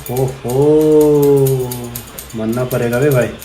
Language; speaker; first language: Hindi; non-native, local second language; Bodo